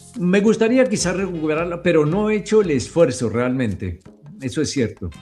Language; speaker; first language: Spanish; native; Spanish